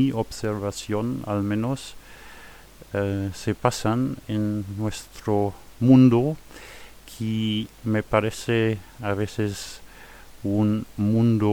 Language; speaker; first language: Spanish; non-native, fluent; German